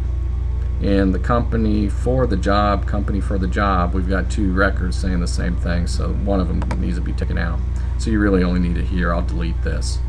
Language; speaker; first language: English; native; English